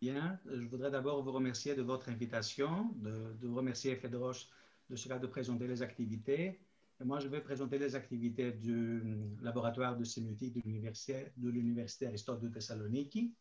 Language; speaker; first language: French; non-native, fluent; Greek